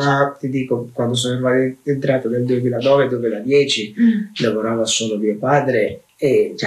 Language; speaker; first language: Italian; non-native, fluent; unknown